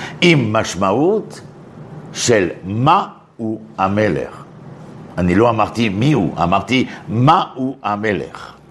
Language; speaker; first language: Hebrew; non-native, fluent; French